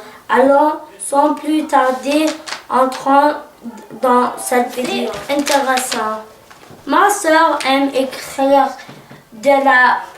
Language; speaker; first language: French; early bilingual, other home language; Arabic